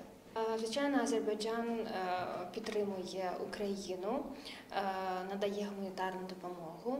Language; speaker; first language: Ukrainian; non-native, fluent; Azerbaijani